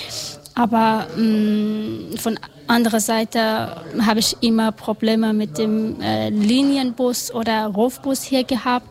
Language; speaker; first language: German; non-native, learner; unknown